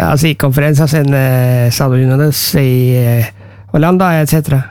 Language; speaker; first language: Spanish; non-native, learner; Norwegian